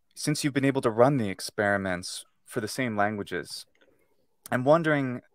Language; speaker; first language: English; native; English